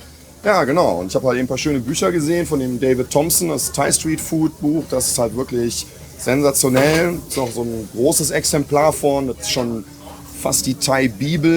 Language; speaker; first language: German; native; German